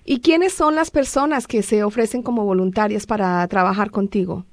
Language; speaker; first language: Spanish; non-native, learner; English